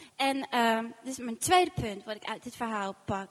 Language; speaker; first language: Dutch; non-native, fluent; English